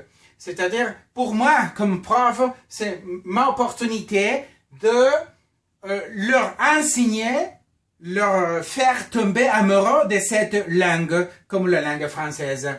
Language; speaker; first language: French; non-native, fluent; Spanish